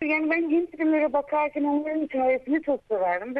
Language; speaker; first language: Turkish; early bilingual, heritage; Turkish